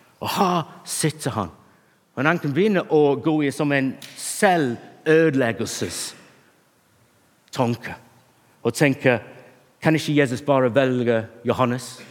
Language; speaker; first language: Norwegian; non-native, fluent; English